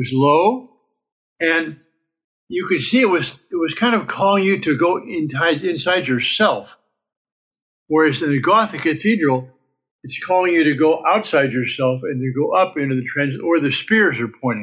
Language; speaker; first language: English; native; English